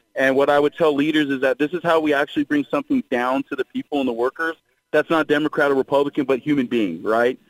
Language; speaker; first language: English; native; English